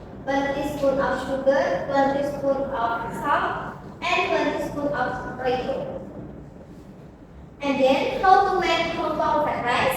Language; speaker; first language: English; non-native, learner; Indonesian